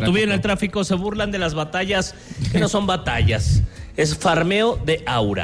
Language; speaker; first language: Spanish; native; Spanish